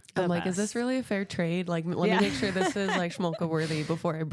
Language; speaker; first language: English; native; English